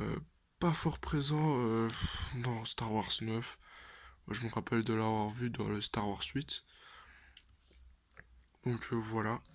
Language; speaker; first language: French; native; French